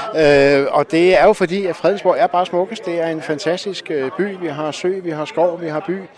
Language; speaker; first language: Danish; native; Danish